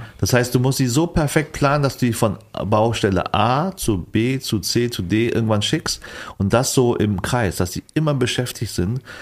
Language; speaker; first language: German; early bilingual, other home language; Vietnamese